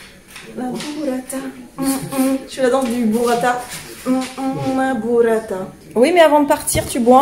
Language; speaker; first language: French; native; French